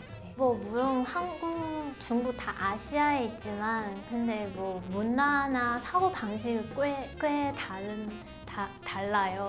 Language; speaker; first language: Korean; non-native, fluent; Chinese